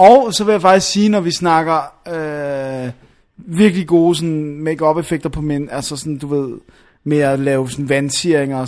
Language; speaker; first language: Danish; native; Danish